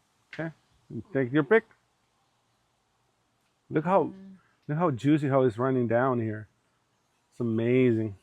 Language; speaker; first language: English; early bilingual, other home language; Spanish